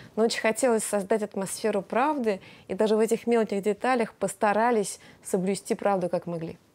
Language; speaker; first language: Russian; non-native, local second language; Tatar